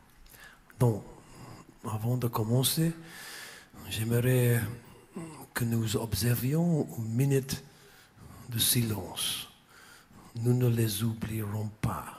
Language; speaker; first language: French; non-native, fluent; English